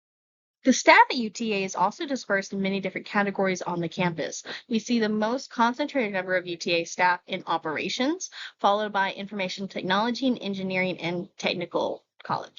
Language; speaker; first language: English; native; English